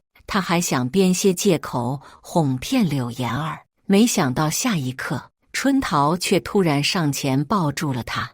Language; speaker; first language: Chinese; native; Chinese